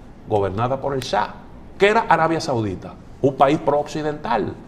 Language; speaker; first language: Spanish; native; Spanish